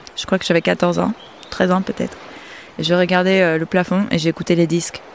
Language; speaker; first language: French; non-native, fluent; English